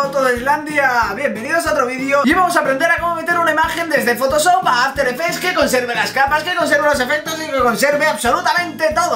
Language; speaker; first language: Spanish; native; Spanish